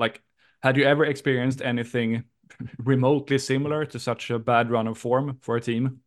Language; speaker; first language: English; non-native, fluent; Swedish